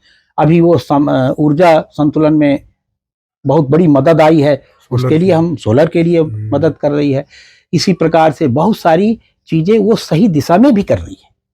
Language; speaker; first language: Hindi; native; Hindi